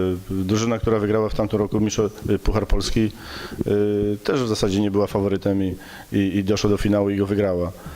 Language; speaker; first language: Polish; native; Polish